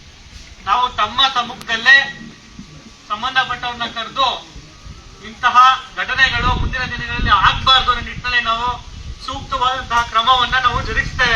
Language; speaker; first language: Kannada; native; Kannada